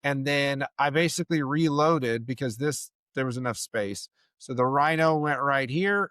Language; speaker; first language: English; native; English